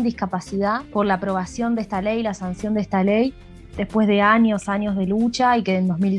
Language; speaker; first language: Spanish; native; Spanish